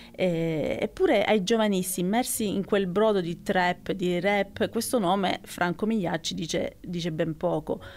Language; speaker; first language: Italian; native; Italian